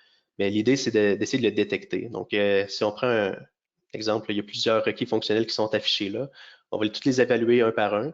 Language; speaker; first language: French; native; French